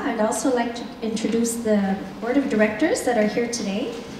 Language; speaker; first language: English; non-native, local second language; French